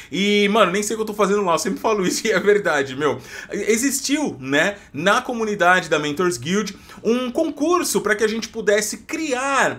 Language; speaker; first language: Portuguese; native; Portuguese